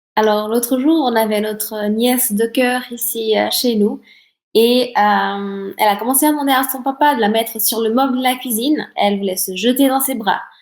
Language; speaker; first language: French; early bilingual, other home language; Portuguese